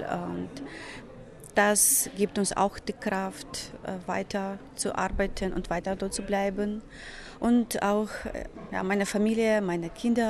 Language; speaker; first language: German; non-native, fluent; Ukrainian